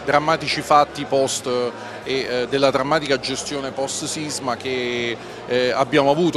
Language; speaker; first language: Italian; native; Italian